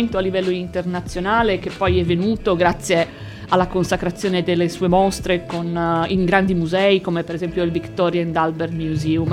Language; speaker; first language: Italian; native; Italian